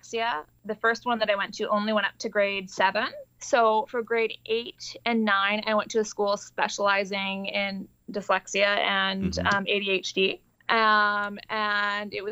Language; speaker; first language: English; native; English